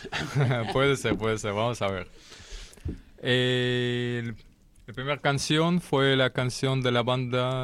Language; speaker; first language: Spanish; non-native, learner; Russian